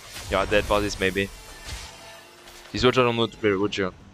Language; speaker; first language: English; non-native, fluent; French